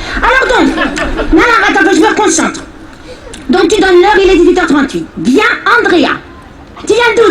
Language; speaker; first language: French; native; French